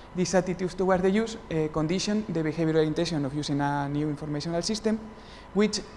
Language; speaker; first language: English; non-native, fluent; Spanish